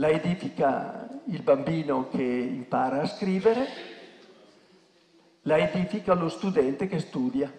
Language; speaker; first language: Italian; native; Italian